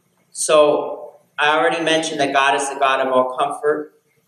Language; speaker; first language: English; native; English